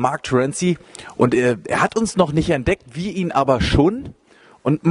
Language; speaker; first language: German; native; German